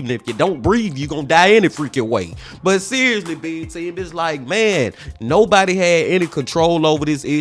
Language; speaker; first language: English; native; English